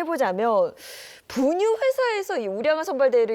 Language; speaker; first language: Korean; native; Korean